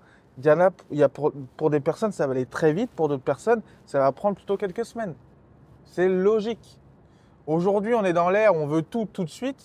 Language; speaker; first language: French; native; French